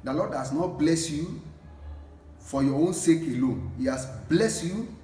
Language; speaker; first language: English; non-native, local second language; Yoruba